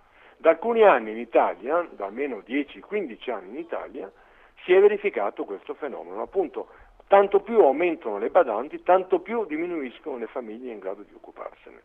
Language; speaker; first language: Italian; native; Italian